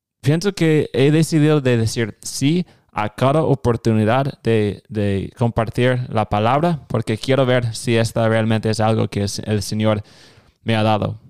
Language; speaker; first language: Spanish; non-native, fluent; English